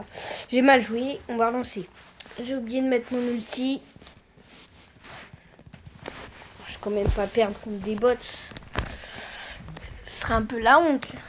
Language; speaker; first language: French; native; French